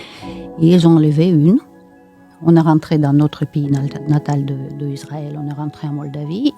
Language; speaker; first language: French; non-native, fluent; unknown